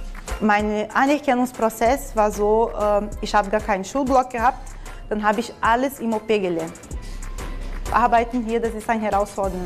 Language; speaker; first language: German; non-native, fluent; Portuguese